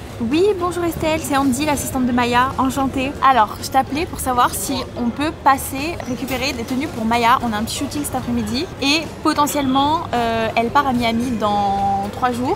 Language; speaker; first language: French; native; French